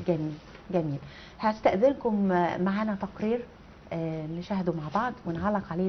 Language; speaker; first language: Arabic; native; Arabic